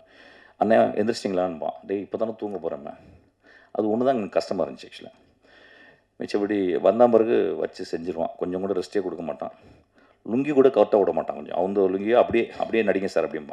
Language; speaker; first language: Tamil; native; Tamil